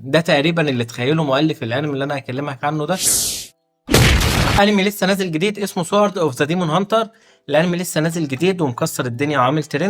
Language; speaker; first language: Arabic; native; Arabic